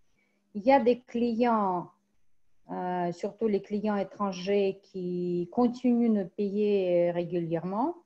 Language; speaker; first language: French; non-native, fluent; Russian